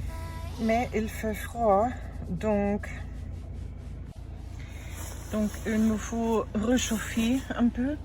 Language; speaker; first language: French; non-native, fluent; German